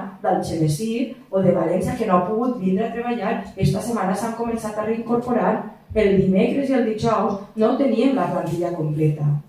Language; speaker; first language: Catalan; native; Catalan